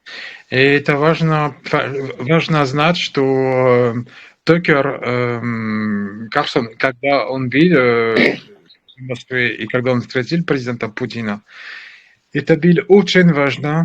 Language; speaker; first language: Russian; non-native, learner; French